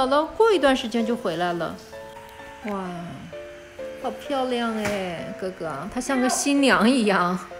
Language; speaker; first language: Chinese; native; Chinese